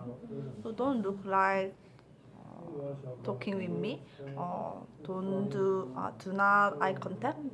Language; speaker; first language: English; non-native, learner; Korean